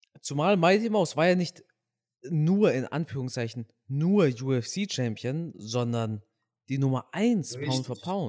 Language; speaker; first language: German; native; German